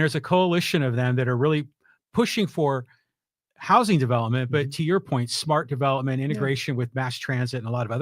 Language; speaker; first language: English; native; English